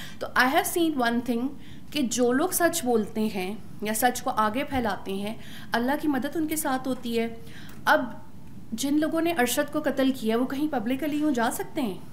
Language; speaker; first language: Urdu; native; Urdu